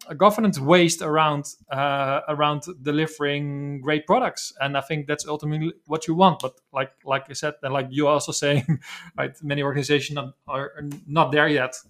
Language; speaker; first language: English; non-native, fluent; Dutch